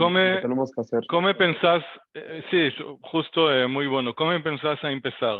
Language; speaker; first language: Spanish; non-native, learner; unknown